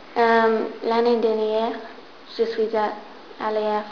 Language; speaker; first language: French; non-native, learner; English